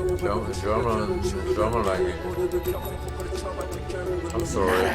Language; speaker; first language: English; non-native, learner; Korean